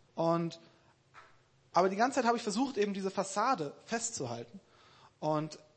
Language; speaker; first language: German; native; German